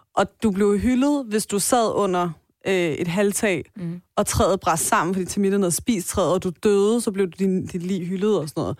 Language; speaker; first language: Danish; early bilingual, other home language; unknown